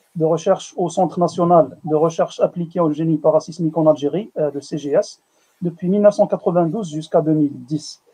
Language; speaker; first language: French; non-native, local second language; Arabic